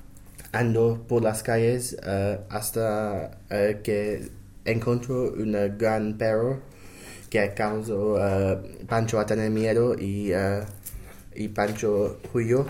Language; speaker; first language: Spanish; non-native, learner; English